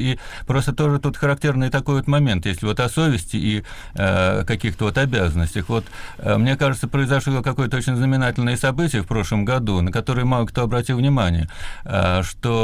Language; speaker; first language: Russian; native; Russian